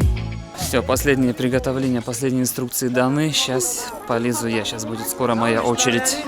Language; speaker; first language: Russian; native; Russian